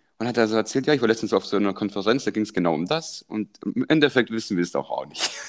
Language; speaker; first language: German; early bilingual, other home language; Croatian